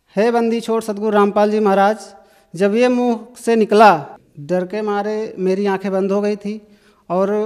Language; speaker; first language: Hindi; native; Hindi